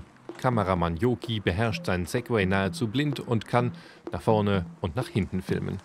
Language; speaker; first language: German; native; German